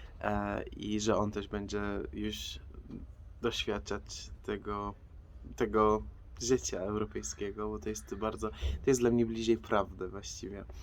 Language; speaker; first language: Polish; non-native, fluent; Persian